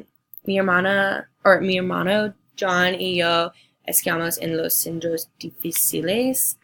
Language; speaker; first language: Spanish; non-native, learner; English